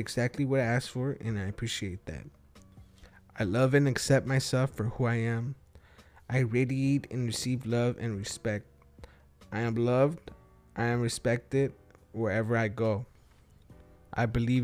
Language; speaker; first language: English; early bilingual, other home language; Spanish